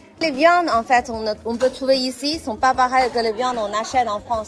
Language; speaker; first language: French; non-native, fluent; Chinese